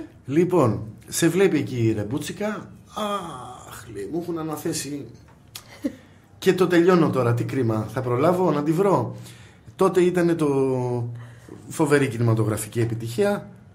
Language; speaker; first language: Greek; native; Greek